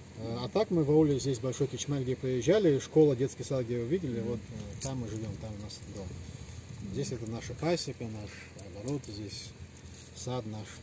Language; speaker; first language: Russian; non-native, local second language; Adyghe